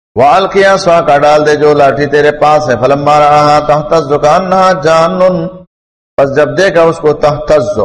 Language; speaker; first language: Urdu; non-native, local second language; Pashto